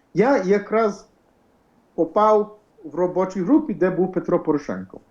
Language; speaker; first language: Ukrainian; early bilingual, heritage; English